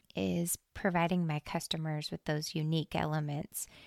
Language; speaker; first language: English; native; English